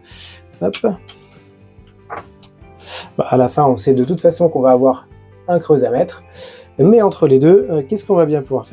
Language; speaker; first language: French; native; French